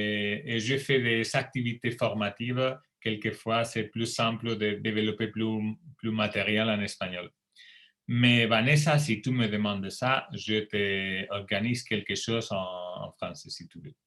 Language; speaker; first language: French; non-native, fluent; Spanish